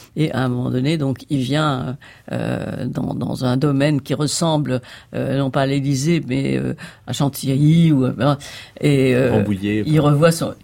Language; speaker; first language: French; native; French